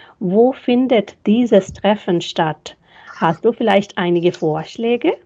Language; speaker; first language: German; non-native, fluent; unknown